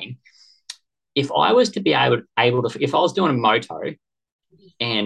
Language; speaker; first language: English; native; English